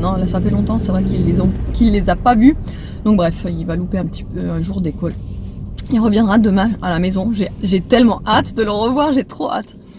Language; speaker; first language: French; native; French